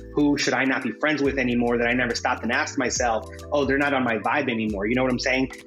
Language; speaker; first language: English; early bilingual, other home language; Spanish